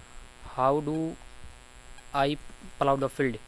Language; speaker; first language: English; non-native, learner; Hindi